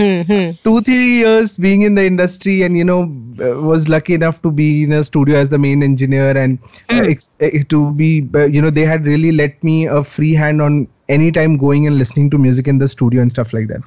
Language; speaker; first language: English; non-native, local second language; Hindi